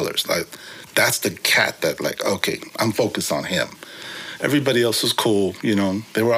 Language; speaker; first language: English; early bilingual, other home language; Korean